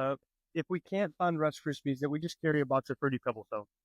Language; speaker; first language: English; native; English